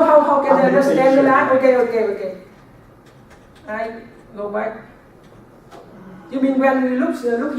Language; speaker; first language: English; non-native, learner; Vietnamese